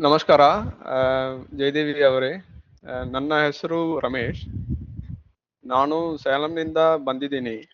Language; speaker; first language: Kannada; non-native, learner; Tamil